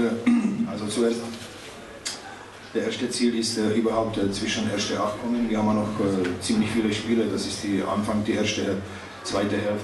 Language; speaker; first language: German; non-native, learner; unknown